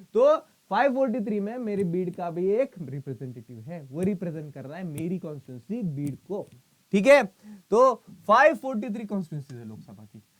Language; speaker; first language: Hindi; non-native, local second language; Marathi